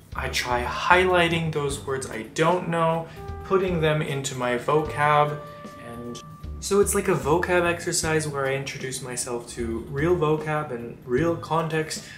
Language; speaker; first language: English; native; English